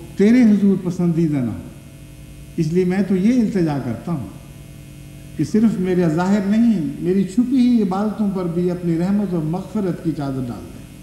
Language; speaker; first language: Urdu; non-native, local second language; Punjabi